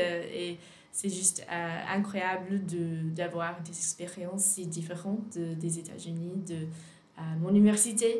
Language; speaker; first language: French; non-native, learner; English